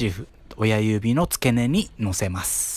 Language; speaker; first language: Japanese; native; Japanese